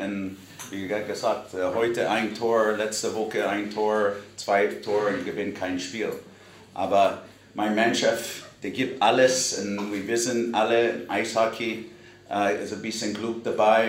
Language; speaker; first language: German; non-native, fluent; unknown